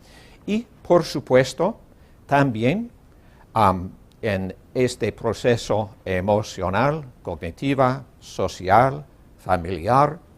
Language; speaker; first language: Spanish; non-native, learner; English